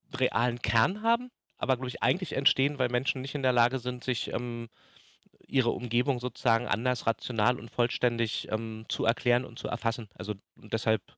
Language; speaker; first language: German; native; German